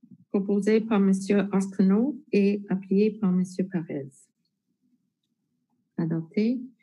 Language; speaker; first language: French; non-native, fluent; English